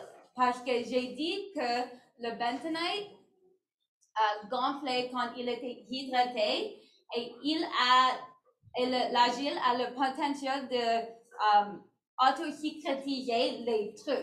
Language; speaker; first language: French; non-native, learner; English